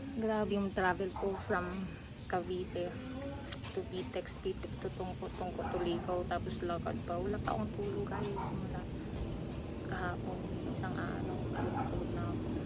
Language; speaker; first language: Filipino; native; Filipino